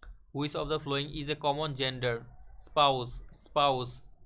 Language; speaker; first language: English; non-native, local second language; Bangla